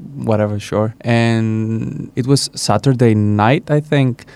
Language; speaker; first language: English; non-native, fluent; Greek